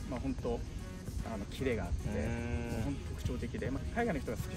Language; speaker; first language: Japanese; native; Japanese